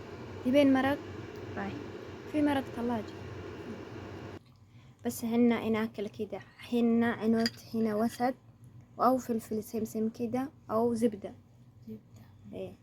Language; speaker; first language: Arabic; non-native, learner; Amharic